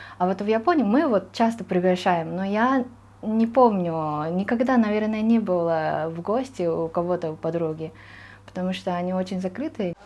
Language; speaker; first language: Russian; non-native, fluent; Japanese